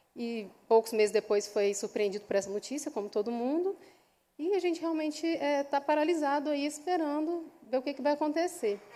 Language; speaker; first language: Portuguese; native; Portuguese